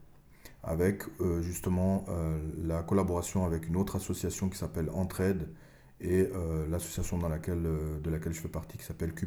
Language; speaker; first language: French; early bilingual, other home language; Albanian